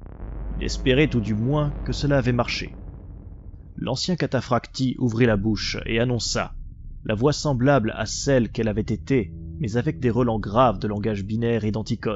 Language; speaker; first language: French; native; French